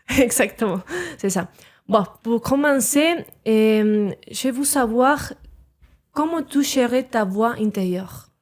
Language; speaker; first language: French; non-native, learner; Spanish